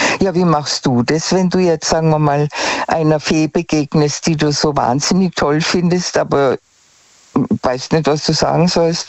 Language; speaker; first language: German; native; German